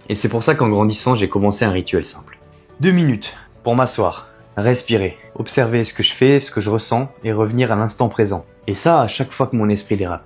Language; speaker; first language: French; native; French